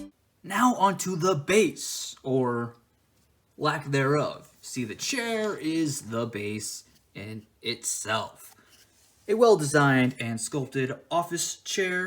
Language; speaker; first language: English; native; English